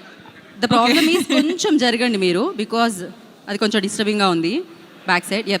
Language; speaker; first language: Telugu; native; Telugu